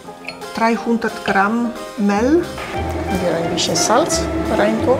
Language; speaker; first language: German; non-native, fluent; Polish